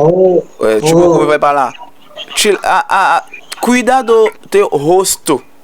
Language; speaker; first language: Portuguese; non-native, learner; Haitian Creole